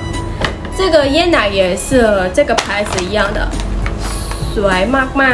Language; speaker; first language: Chinese; non-native, fluent; Lao